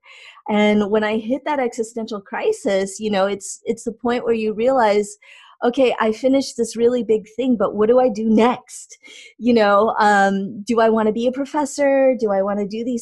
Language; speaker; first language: English; native; English